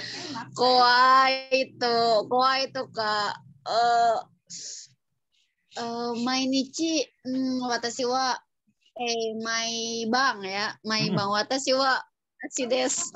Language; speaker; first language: Japanese; non-native, learner; Indonesian